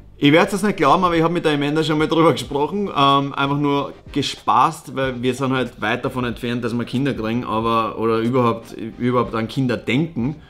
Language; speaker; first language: German; native; German